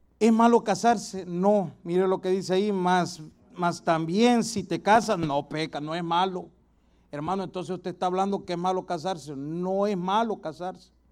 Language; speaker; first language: Spanish; native; Spanish